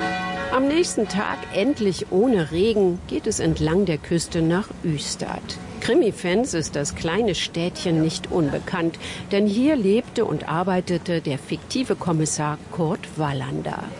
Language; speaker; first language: German; native; German